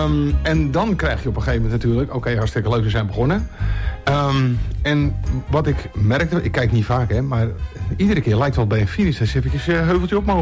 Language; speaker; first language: Dutch; native; Dutch